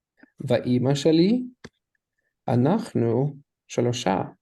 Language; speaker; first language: Hebrew; non-native, fluent; English